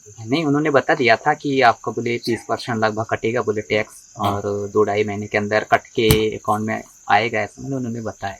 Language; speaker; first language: Hindi; native; Hindi